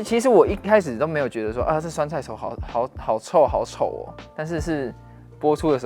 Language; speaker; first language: Chinese; native; Chinese